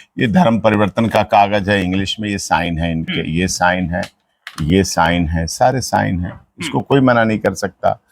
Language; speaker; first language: Hindi; native; Hindi